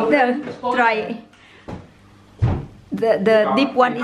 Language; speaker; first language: English; non-native, learner; Indonesian